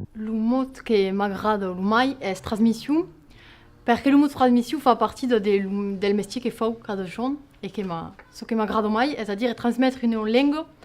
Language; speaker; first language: Occitan; non-native, local second language; French